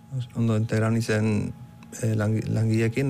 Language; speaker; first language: Basque; early bilingual, other home language; Arabic